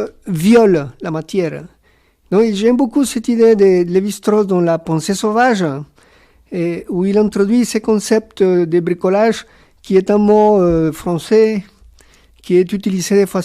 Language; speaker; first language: French; non-native, fluent; Spanish